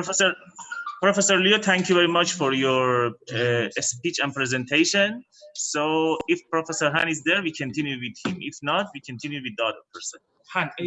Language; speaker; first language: English; non-native, fluent; Chinese